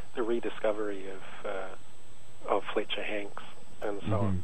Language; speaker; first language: English; native; English